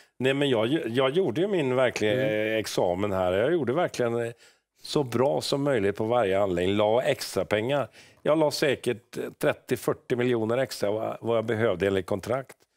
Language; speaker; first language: Swedish; native; Swedish